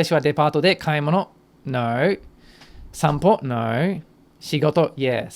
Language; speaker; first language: Japanese; non-native, fluent; English